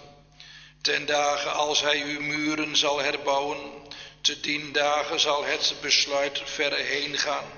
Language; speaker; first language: Dutch; native; Dutch